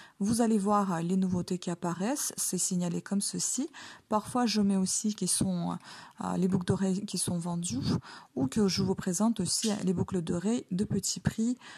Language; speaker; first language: French; non-native, fluent; Ukrainian